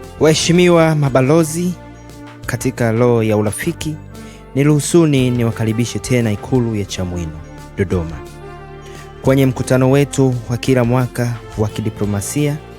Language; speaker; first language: Swahili; native; Swahili